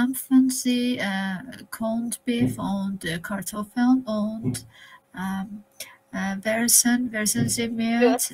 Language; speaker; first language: German; non-native, learner; Persian